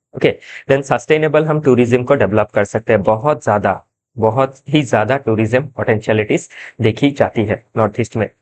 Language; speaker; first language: Hindi; non-native, local second language; Assamese